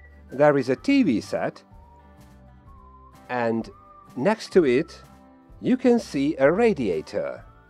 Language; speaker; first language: English; non-native, fluent; Hungarian